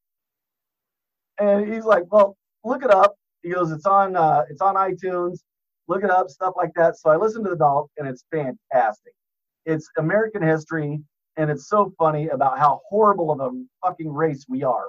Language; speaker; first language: English; native; English